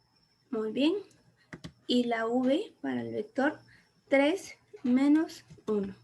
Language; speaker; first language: Spanish; native; Spanish